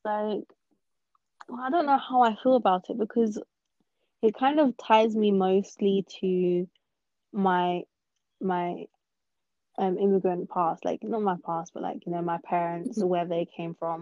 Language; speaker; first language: English; native; English